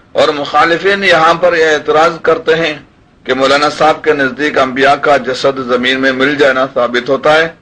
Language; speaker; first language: Hindi; non-native, local second language; Malayalam